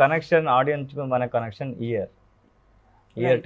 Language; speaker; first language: Telugu; non-native, learner; Kannada